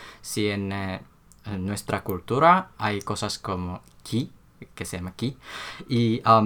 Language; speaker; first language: Spanish; non-native, learner; Korean